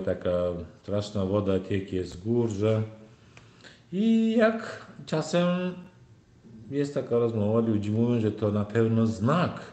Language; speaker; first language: Polish; non-native, learner; Turkmen